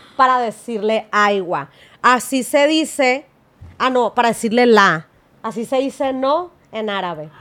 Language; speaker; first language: Spanish; native; Spanish